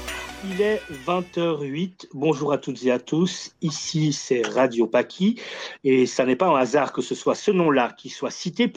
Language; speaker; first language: French; native; French